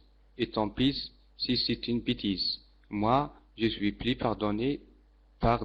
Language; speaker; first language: French; non-native, learner; Arabic